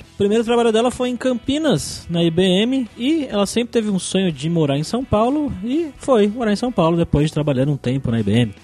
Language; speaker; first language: Portuguese; native; Portuguese